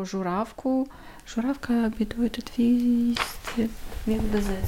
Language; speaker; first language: German; non-native, learner; Ukrainian